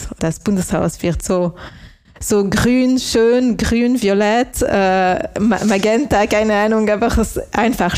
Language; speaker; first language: German; non-native, local second language; French